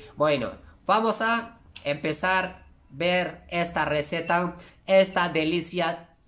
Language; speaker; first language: Spanish; non-native, learner; Turkish